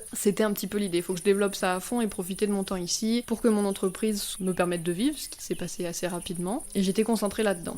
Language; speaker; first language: French; native; French